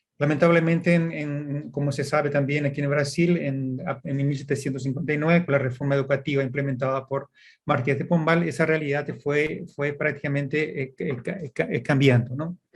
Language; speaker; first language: Spanish; early bilingual, heritage; Portuguese